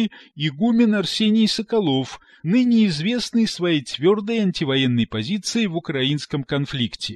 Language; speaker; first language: Russian; native; Russian